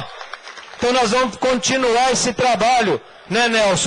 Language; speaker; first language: Portuguese; native; Portuguese